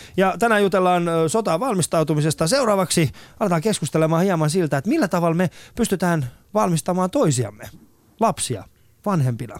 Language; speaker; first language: Finnish; early bilingual, other home language; Persian